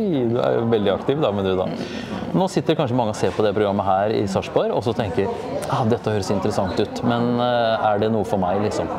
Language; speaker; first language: Norwegian; native; Norwegian